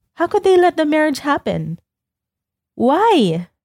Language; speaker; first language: English; non-native, fluent; Indonesian